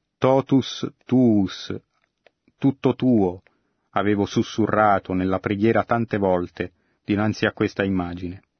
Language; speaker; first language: Italian; native; Italian